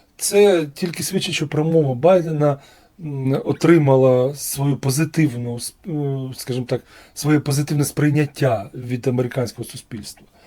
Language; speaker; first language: Ukrainian; non-native, local second language; Russian